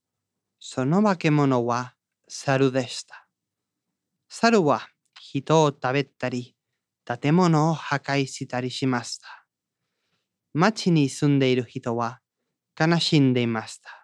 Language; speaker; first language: Japanese; non-native, learner; Spanish